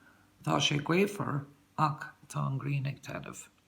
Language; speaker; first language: Irish; non-native, local second language; English